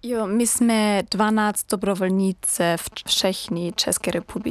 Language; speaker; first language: Czech; non-native, learner; German